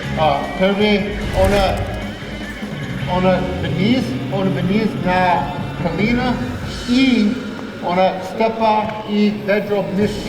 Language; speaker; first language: Russian; non-native, learner; English